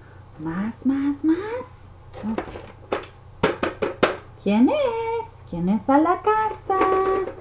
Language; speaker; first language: Spanish; non-native, learner; English